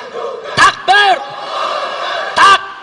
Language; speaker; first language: Indonesian; native; Indonesian